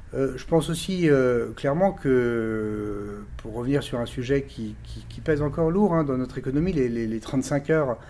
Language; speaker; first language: French; native; French